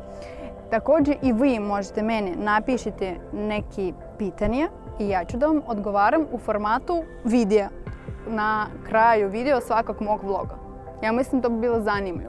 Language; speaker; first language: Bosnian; non-native, learner; Russian